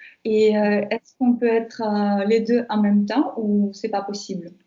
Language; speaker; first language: French; non-native, fluent; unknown